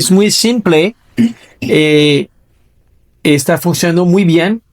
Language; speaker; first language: Spanish; non-native, fluent; French